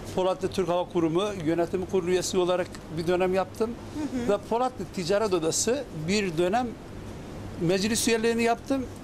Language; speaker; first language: Turkish; native; Turkish